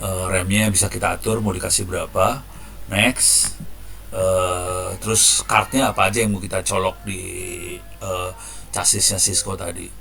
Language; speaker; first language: Indonesian; native; Indonesian